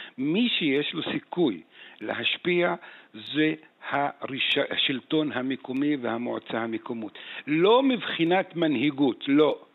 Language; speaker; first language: Hebrew; non-native, local second language; Arabic